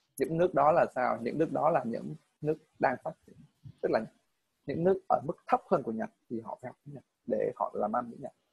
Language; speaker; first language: Vietnamese; native; Vietnamese